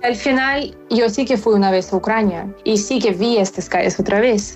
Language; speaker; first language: Spanish; non-native, fluent; Ukrainian